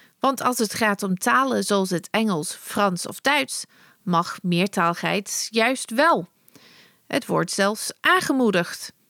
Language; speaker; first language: Dutch; non-native, fluent; English